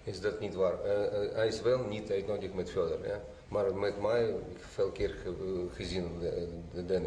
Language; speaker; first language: Dutch; non-native, learner; Russian